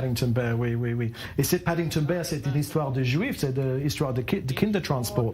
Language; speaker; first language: French; non-native, learner; English